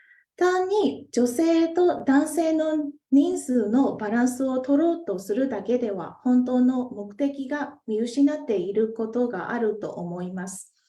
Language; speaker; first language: Japanese; non-native, fluent; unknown